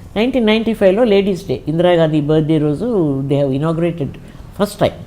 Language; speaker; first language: Telugu; native; Telugu